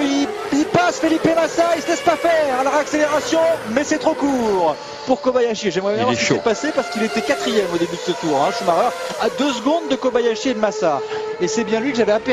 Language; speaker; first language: French; native; French